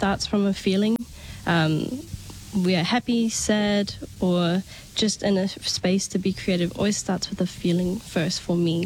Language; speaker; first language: English; native; English